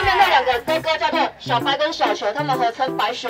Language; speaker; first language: Chinese; native; Chinese